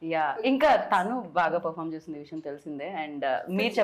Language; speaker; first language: Telugu; native; Telugu